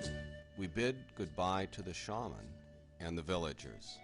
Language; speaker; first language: English; native; English